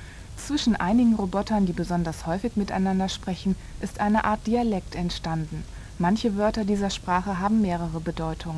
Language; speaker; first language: German; native; German